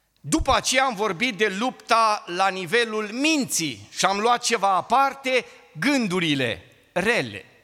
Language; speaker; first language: Romanian; native; Romanian